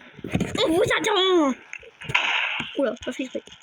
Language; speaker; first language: French; native; French